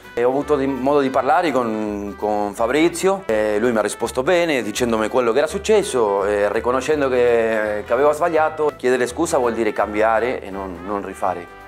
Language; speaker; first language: Italian; non-native, fluent; Spanish